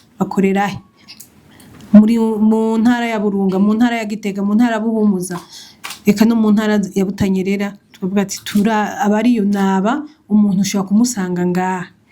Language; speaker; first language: Rundi; native; Rundi